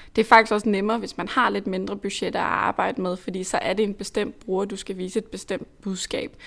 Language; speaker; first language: Danish; native; Danish